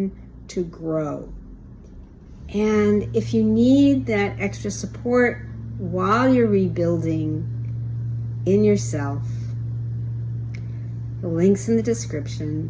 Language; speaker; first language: English; native; English